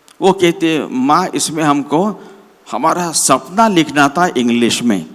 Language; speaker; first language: Hindi; non-native, local second language; Marathi